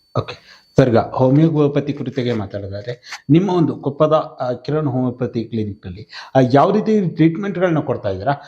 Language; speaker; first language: Kannada; native; Kannada